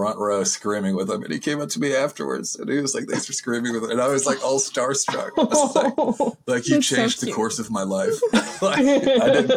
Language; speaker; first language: English; native; English